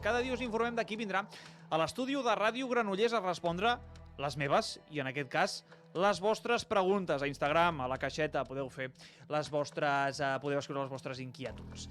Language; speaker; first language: Catalan; native; Catalan